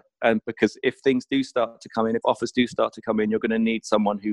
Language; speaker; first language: English; native; English